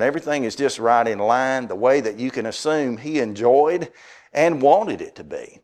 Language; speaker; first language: English; native; English